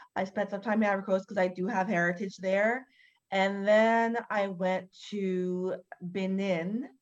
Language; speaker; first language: English; native; English